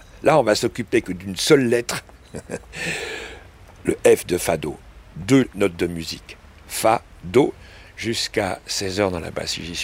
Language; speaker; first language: French; native; French